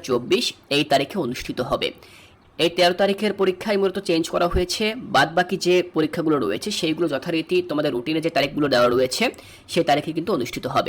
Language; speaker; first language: Bangla; native; Bangla